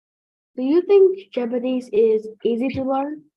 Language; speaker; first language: English; non-native, fluent; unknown